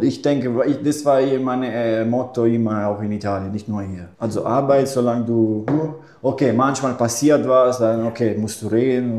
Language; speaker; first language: German; non-native, fluent; Italian